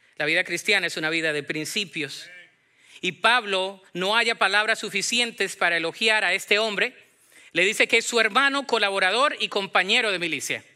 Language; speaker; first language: Spanish; native; Spanish